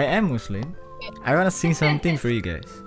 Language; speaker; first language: English; non-native, fluent; Indonesian